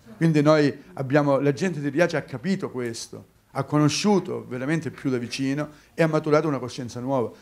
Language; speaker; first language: Italian; native; Italian